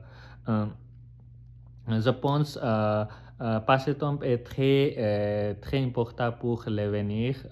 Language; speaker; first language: French; non-native, learner; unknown